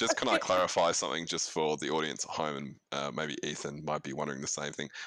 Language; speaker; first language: English; native; English